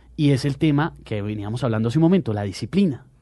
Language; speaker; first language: Spanish; native; Spanish